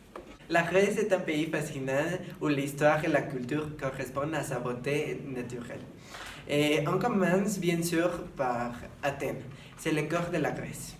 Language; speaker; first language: French; non-native, learner; Spanish